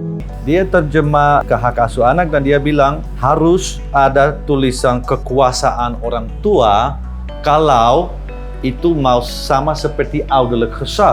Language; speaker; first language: Indonesian; non-native, learner; Dutch